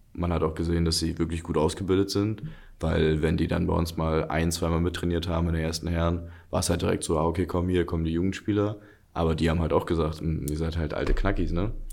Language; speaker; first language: German; early bilingual, other home language; Russian